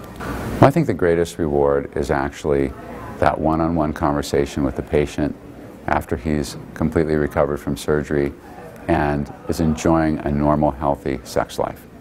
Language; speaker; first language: English; native; English